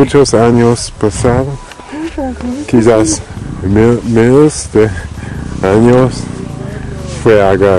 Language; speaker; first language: Spanish; non-native, learner; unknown